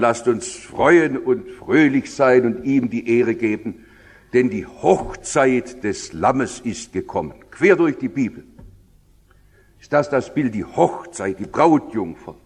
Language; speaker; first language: German; native; German